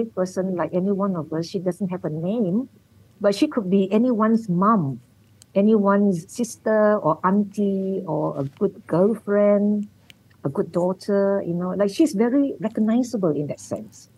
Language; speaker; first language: English; non-native, local second language; Min Nan Chinese